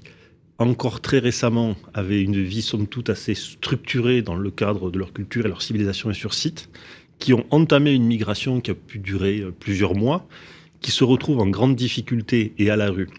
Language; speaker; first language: French; native; French